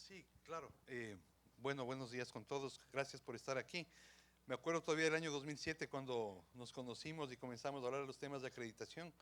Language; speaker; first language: Spanish; native; Spanish